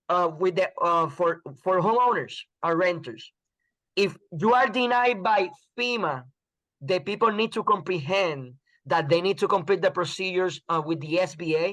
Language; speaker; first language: English; non-native, fluent; Spanish